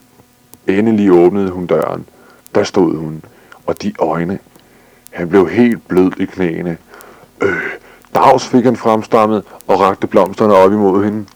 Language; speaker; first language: Danish; native; Danish